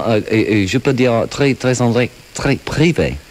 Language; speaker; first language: French; non-native, fluent; English